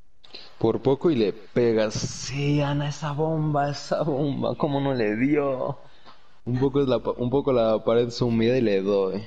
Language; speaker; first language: Spanish; native; Spanish